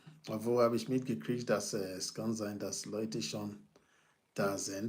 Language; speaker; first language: German; non-native, fluent; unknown